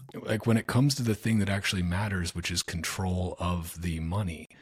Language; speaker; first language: English; native; English